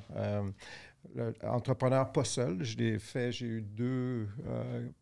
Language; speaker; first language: French; native; French